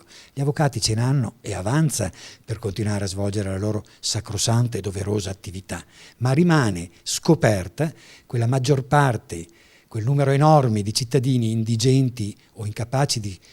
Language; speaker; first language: Italian; native; Italian